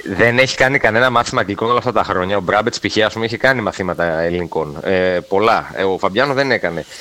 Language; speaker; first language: Greek; native; Greek